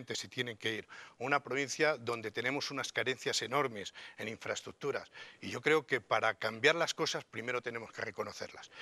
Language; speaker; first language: Spanish; native; Spanish